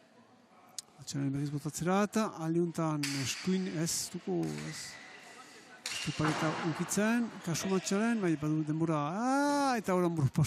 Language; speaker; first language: Basque; native; Basque